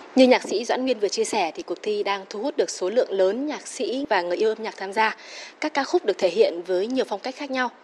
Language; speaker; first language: Vietnamese; native; Vietnamese